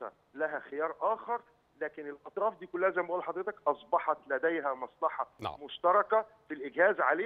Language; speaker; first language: Arabic; native; Arabic